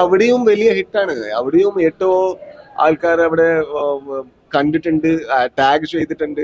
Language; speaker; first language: Malayalam; non-native, learner; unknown